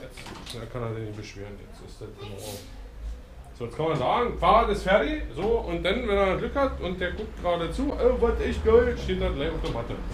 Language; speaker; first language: German; native; German